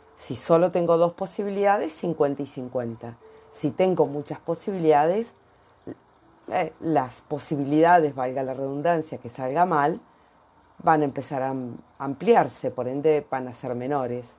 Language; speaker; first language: Spanish; native; Spanish